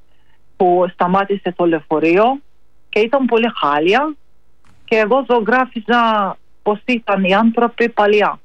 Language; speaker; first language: Greek; non-native, learner; Maltese